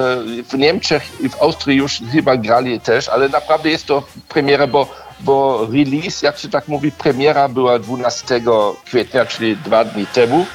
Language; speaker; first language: Polish; early bilingual, heritage; Polish